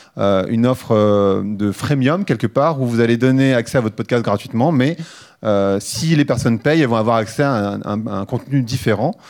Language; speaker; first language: French; native; French